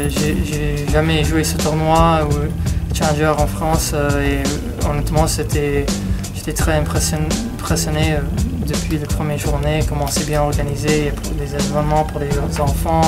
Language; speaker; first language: French; non-native, fluent; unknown